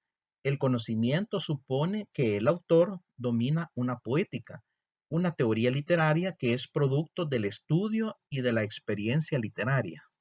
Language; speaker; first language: Spanish; native; Spanish